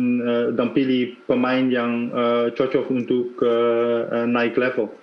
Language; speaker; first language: Indonesian; non-native, fluent; Dutch